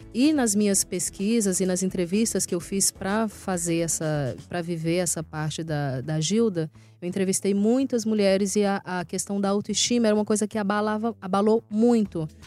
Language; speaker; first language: Portuguese; native; Portuguese